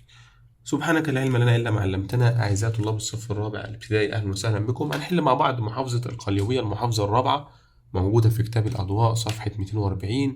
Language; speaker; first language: Arabic; native; Arabic